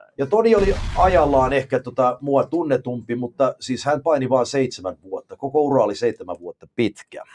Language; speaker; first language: Finnish; early bilingual, heritage; Finnish